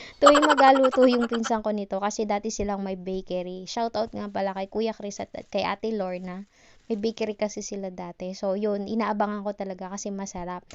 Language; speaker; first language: Filipino; native; Filipino